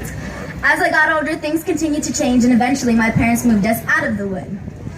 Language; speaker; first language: English; native; English